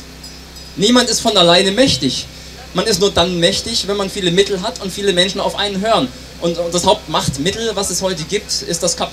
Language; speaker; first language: German; native; German